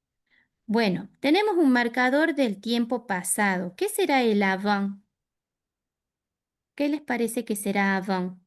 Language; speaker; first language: Spanish; native; Spanish